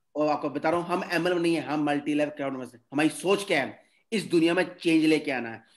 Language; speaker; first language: Hindi; native; Hindi